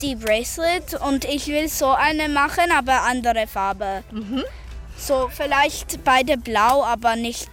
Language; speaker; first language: German; early bilingual, other home language; English